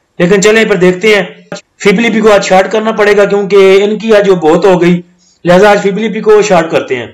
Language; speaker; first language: Urdu; non-native, local second language; Punjabi